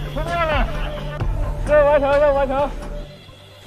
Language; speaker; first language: Chinese; native; Chinese